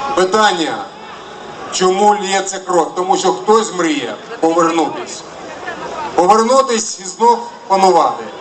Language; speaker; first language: Ukrainian; non-native, local second language; Russian